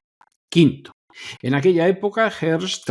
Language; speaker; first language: Spanish; native; Spanish